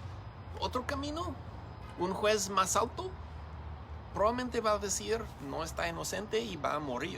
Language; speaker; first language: Spanish; non-native, learner; English